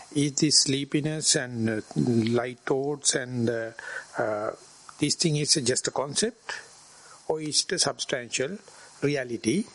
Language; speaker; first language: English; non-native, local second language; Sinhala